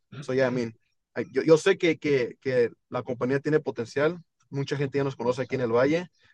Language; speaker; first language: Spanish; early bilingual, heritage; Spanish